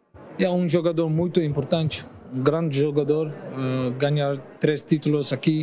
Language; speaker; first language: Portuguese; non-native, learner; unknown